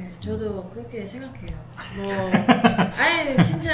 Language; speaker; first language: Korean; non-native, learner; Filipino